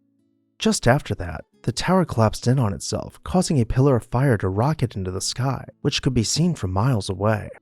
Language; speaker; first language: English; native; English